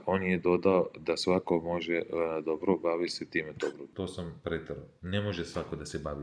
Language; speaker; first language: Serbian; non-native, learner; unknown